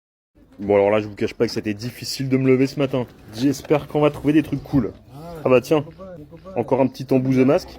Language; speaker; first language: French; native; French